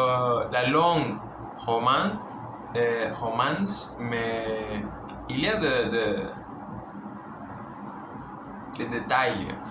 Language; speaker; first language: French; non-native, learner; Spanish